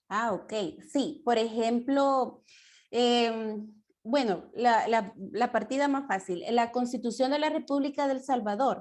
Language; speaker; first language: Spanish; native; Spanish